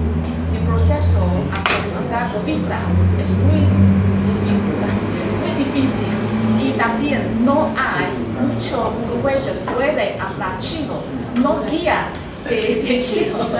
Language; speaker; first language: Spanish; non-native, learner; Chinese